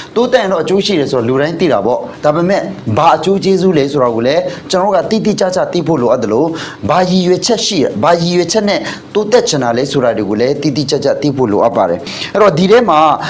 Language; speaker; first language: Burmese; non-native, local second language; Hakha Chin